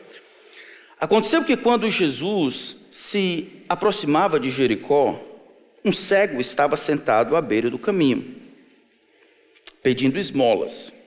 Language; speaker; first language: Portuguese; native; Portuguese